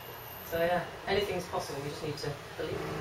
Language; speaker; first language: English; native; English